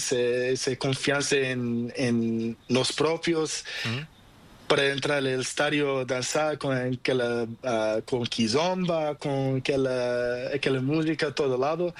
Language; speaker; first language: Spanish; non-native, learner; Portuguese